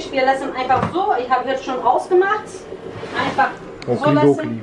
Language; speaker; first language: German; non-native, learner; Kurdish